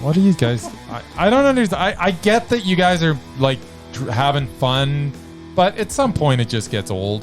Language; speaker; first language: English; native; English